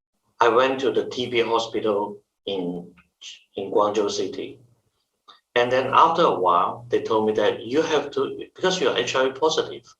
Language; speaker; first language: English; non-native, fluent; Chinese